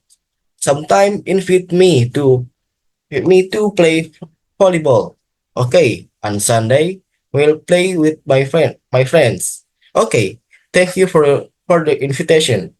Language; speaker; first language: English; non-native, learner; Indonesian